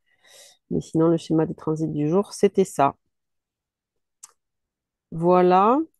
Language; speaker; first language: French; native; French